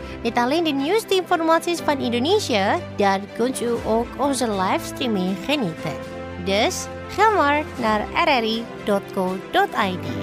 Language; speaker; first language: Dutch; non-native, fluent; Indonesian